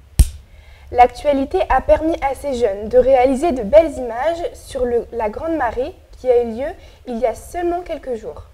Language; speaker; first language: French; native; French